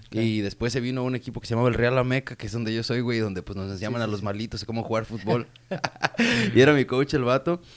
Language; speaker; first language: Spanish; native; Spanish